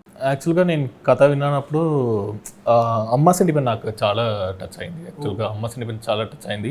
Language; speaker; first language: Telugu; non-native, learner; Tamil